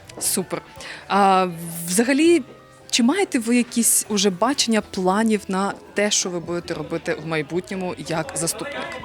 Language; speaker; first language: Ukrainian; native; Ukrainian